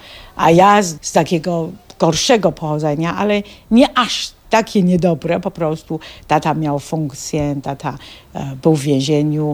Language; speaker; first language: Polish; non-native, fluent; Chinese